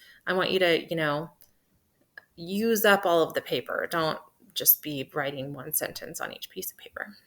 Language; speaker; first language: English; native; English